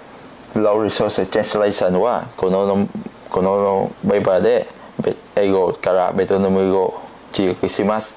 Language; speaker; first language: Japanese; non-native, learner; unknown